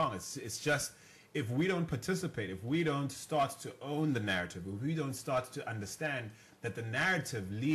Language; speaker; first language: English; non-native, local second language; North Ndebele